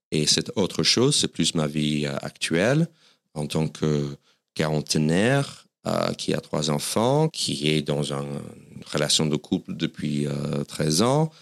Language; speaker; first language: French; non-native, fluent; English